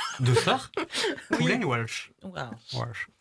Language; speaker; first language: French; native; French